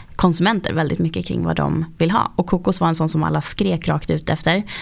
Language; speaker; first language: Swedish; native; Swedish